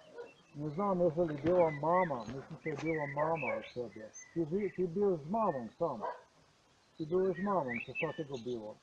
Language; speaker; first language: Polish; non-native, learner; Slovenian